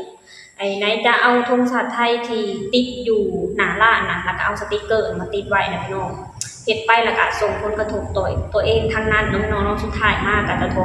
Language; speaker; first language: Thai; non-native, local second language; Northeastern Thai